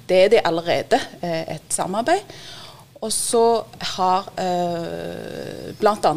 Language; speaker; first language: Norwegian; non-native, fluent; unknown